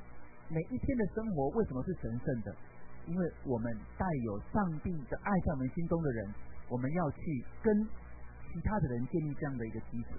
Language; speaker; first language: Chinese; native; Chinese